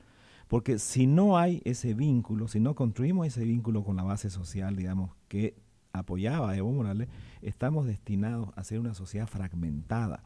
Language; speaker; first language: Spanish; native; Spanish